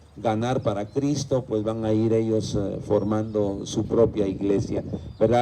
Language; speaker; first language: Spanish; native; Spanish